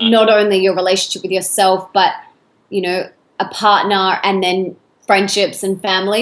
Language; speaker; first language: English; native; English